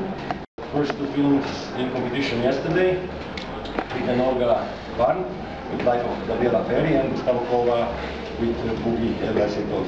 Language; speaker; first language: English; non-native, fluent; Croatian